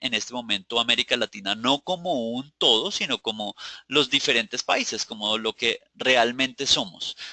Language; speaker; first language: Spanish; native; Spanish